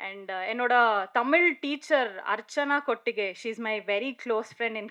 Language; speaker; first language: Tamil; non-native, learner; Kannada